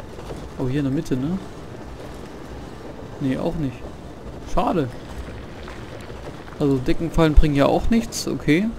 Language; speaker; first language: German; native; German